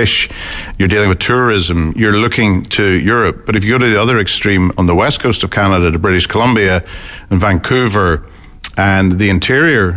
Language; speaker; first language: English; native; English